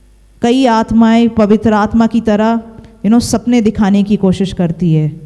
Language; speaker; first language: Hindi; native; Hindi